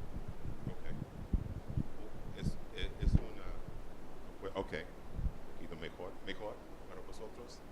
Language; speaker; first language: Spanish; non-native, learner; English